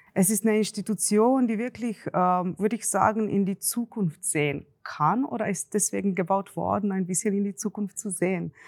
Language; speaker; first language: German; non-native, fluent; Slovenian